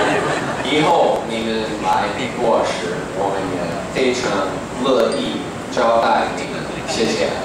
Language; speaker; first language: Chinese; non-native, fluent; English